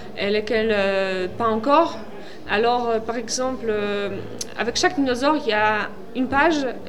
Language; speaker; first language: French; non-native, fluent; Polish